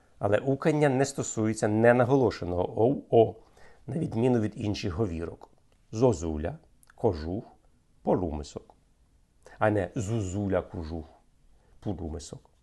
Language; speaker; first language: Ukrainian; native; Ukrainian